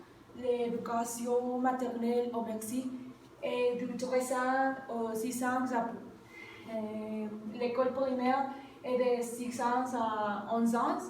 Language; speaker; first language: French; non-native, learner; Spanish